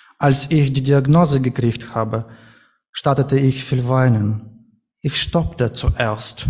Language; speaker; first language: German; non-native, learner; Ukrainian